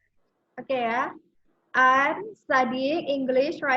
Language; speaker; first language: English; non-native, fluent; Indonesian